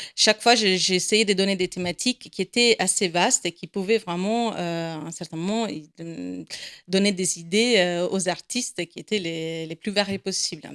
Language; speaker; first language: French; non-native, fluent; Italian